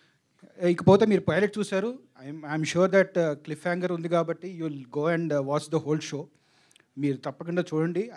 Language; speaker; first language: Telugu; native; Telugu